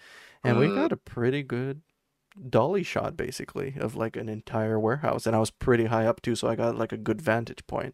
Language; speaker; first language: English; non-native, fluent; Romanian